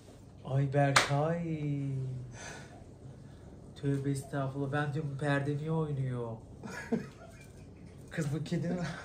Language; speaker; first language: Turkish; native; Turkish